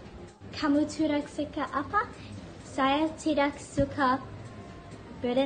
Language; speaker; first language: Indonesian; non-native, learner; English